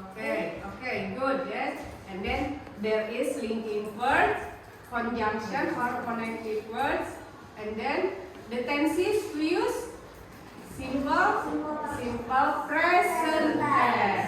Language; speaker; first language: English; non-native, fluent; Indonesian